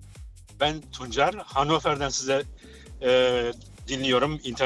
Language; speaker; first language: Turkish; early bilingual, heritage; Turkish